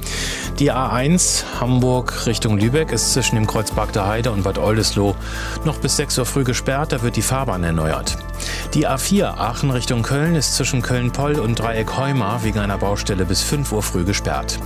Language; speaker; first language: German; native; German